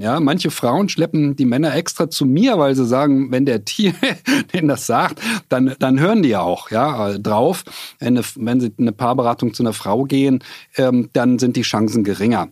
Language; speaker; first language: German; native; German